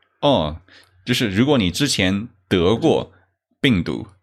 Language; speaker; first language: Chinese; non-native, learner; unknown